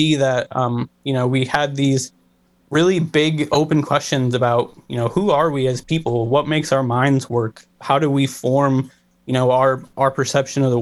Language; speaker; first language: English; native; English